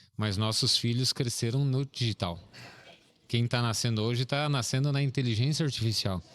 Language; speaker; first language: Portuguese; native; Portuguese